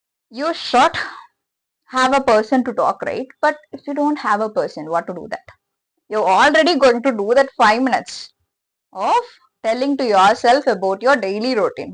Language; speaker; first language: English; non-native, local second language; Tamil